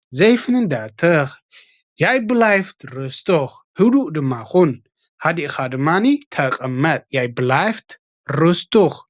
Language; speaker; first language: Dutch; non-native, fluent; Tigrinya